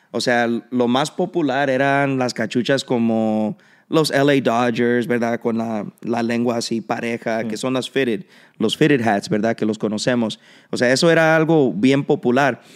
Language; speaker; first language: Spanish; early bilingual, heritage; Spanish